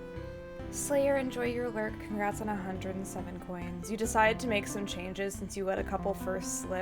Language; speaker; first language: English; native; English